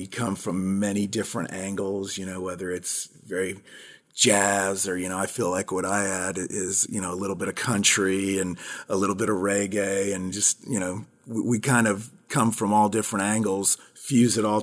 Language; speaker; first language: English; native; English